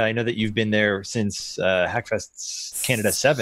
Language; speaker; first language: English; native; English